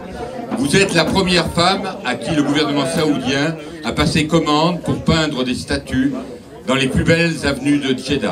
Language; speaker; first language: French; native; French